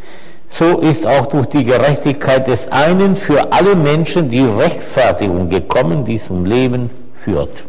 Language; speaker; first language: German; non-native, fluent; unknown